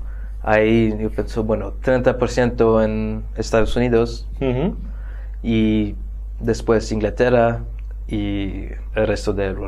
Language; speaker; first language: Spanish; non-native, fluent; French